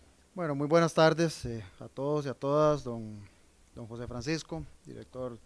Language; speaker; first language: Spanish; native; Spanish